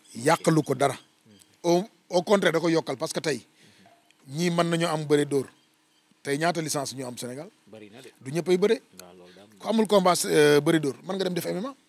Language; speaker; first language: Wolof; native; Wolof